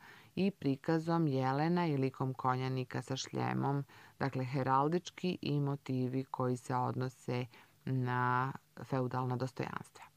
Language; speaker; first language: Croatian; native; Croatian